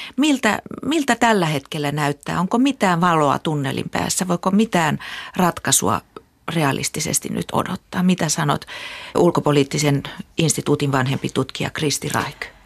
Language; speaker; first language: Finnish; native; Finnish